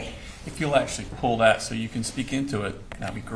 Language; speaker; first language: English; native; English